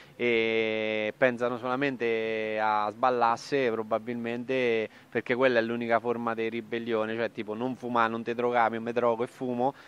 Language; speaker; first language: Italian; native; Italian